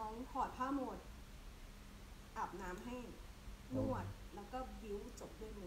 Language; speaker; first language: Thai; native; Thai